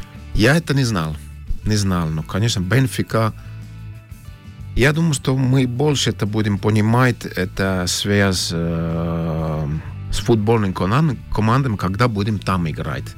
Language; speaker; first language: Russian; non-native, learner; Finnish